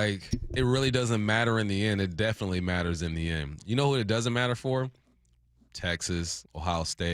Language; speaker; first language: English; native; English